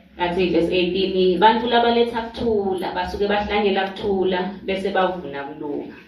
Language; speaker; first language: Zulu; non-native, local second language; Swati